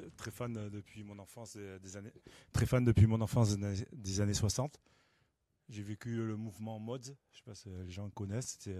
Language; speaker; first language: French; native; French